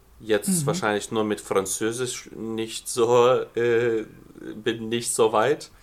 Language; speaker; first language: German; non-native, fluent; Lithuanian